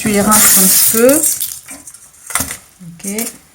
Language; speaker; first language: French; native; French